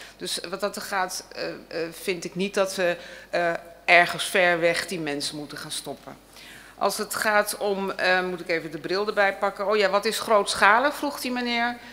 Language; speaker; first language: Dutch; native; Dutch